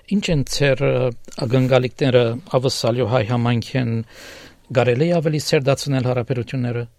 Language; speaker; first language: Armenian; early bilingual, heritage; Armenian